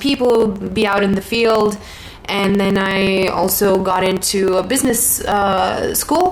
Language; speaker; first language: English; non-native, fluent; Romanian